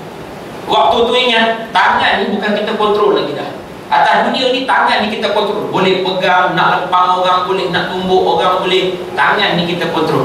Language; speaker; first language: Malay; native; Malay